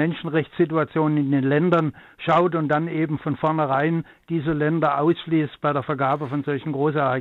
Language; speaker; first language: German; native; German